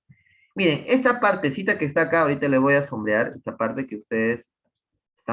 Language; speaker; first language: Spanish; native; Spanish